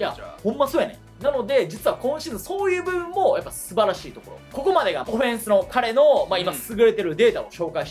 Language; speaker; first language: Japanese; native; Japanese